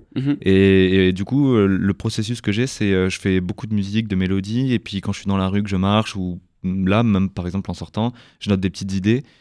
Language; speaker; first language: French; native; French